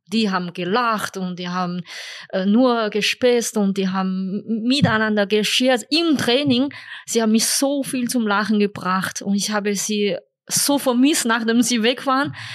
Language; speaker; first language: German; non-native, fluent; Chinese